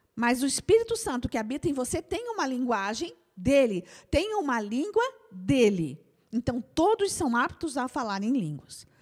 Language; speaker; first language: Portuguese; native; Portuguese